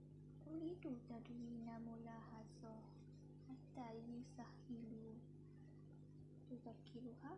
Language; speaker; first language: Arabic; non-native, learner; Malay